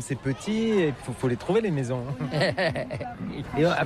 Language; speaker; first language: French; native; French